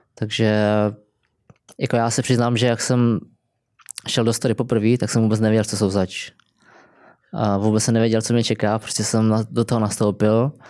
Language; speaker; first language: Czech; native; Czech